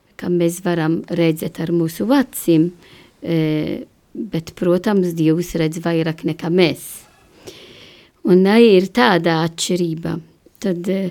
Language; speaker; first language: Latvian; non-native, learner; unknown